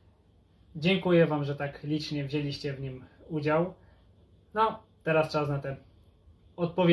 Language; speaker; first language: Polish; native; Polish